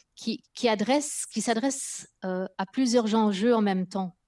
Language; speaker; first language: French; early bilingual, other home language; Dutch